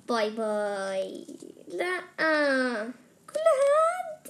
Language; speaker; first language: Arabic; native; Arabic